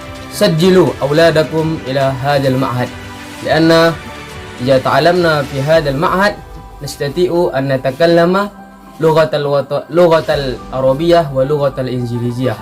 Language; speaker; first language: Arabic; non-native, learner; Indonesian